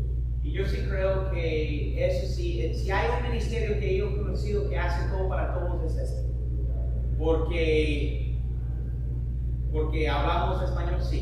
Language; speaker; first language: Spanish; non-native, fluent; English